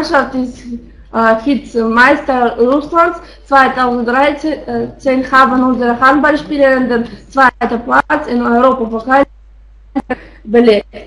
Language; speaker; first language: German; non-native, learner; Russian